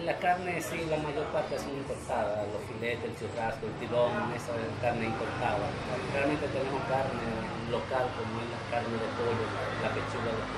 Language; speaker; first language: Spanish; native; Spanish